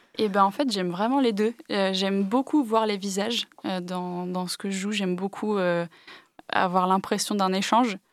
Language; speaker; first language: French; early bilingual, other home language; English